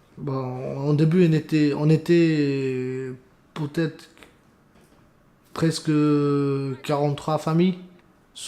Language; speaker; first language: French; non-native, learner; Romanian